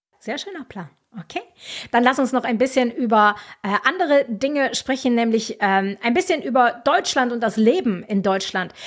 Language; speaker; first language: German; native; German